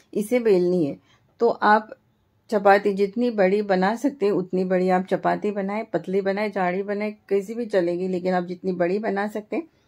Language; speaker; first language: Hindi; non-native, local second language; Marathi